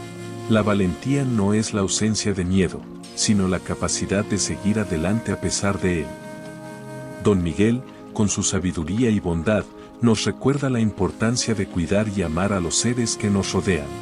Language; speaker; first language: Spanish; native; Spanish